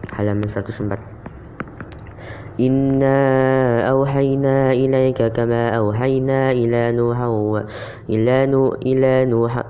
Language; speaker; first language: Arabic; non-native, learner; Indonesian